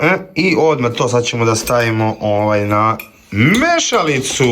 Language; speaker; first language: Croatian; native; Croatian